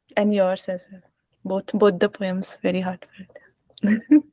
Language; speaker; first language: English; non-native, local second language; Hindi